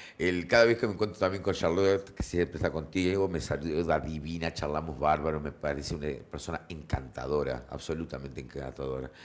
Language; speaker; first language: Spanish; native; Spanish